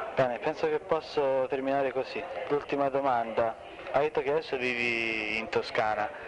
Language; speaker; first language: Italian; native; Italian